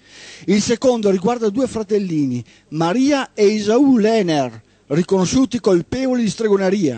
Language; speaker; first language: Italian; native; Italian